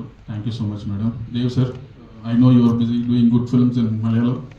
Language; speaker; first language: Telugu; native; Telugu